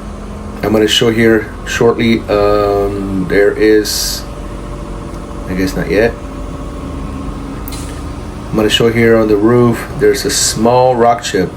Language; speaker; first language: English; native; English